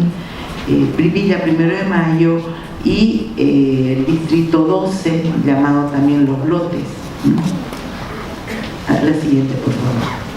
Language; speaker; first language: Spanish; native; Spanish